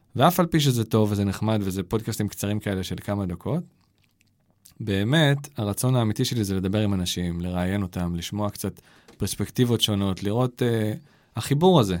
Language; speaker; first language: Hebrew; native; Hebrew